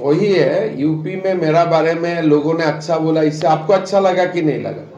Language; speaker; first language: Hindi; non-native, local second language; Assamese